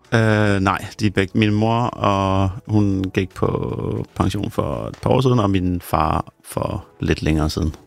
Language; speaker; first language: Danish; native; Danish